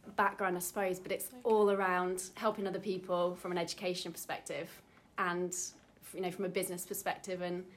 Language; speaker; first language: English; native; English